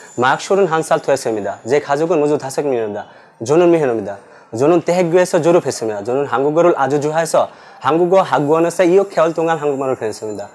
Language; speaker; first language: Korean; non-native, learner; Bangla